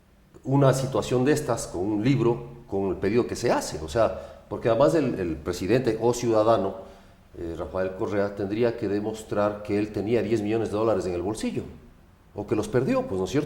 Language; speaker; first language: Spanish; native; Spanish